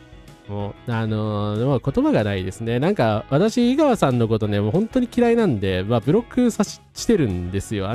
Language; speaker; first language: Japanese; native; Japanese